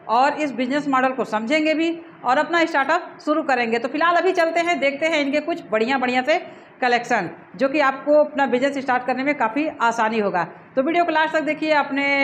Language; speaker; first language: Hindi; native; Hindi